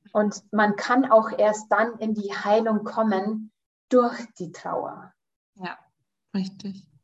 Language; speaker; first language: German; early bilingual, heritage; German